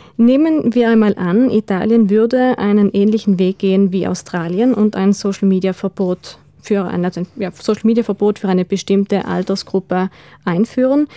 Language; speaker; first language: German; native; German